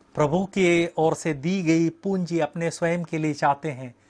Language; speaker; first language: Hindi; native; Hindi